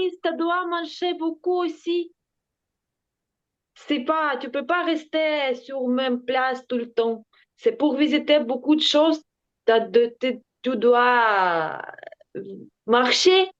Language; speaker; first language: French; non-native, learner; Ukrainian